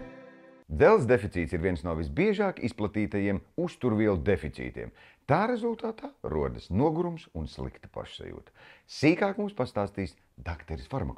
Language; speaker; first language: Latvian; native; Latvian